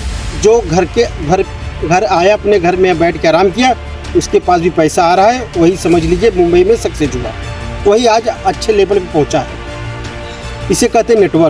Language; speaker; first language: Hindi; native; Hindi